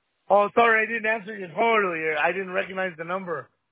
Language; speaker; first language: English; early bilingual, other home language; Spanish